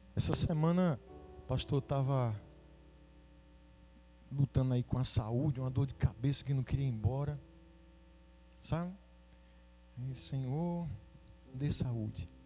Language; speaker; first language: Portuguese; native; Portuguese